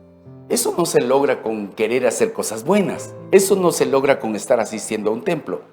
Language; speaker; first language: Spanish; native; Spanish